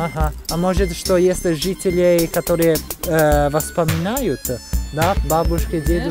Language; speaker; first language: Russian; non-native, learner; Italian